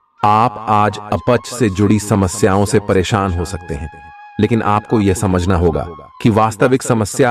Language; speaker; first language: Hindi; native; Hindi